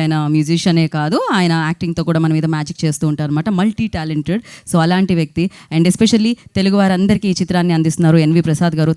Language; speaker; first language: Telugu; native; Telugu